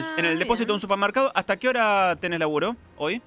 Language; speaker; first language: Spanish; native; Spanish